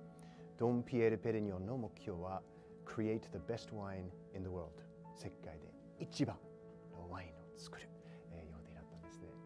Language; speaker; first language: Japanese; non-native, fluent; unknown